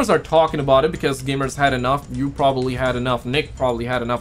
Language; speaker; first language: English; native; English